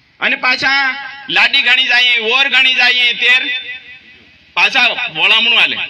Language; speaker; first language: Gujarati; non-native, local second language; Bhili